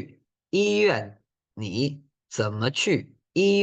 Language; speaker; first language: Chinese; non-native, fluent; Spanish